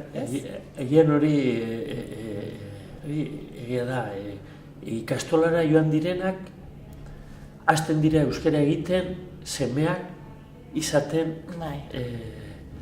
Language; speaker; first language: Basque; non-native, local second language; Spanish